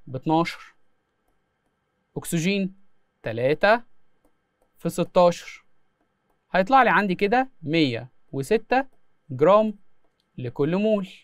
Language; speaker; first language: Arabic; native; Arabic